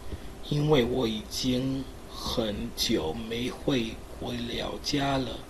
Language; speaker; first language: Chinese; non-native, learner; English